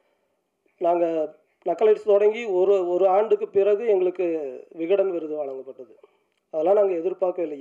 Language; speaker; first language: Tamil; native; Tamil